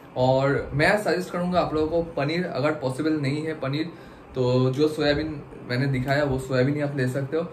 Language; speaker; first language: Hindi; non-native, local second language; Bangla